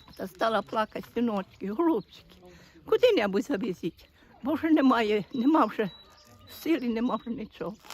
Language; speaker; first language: Ukrainian; native; Ukrainian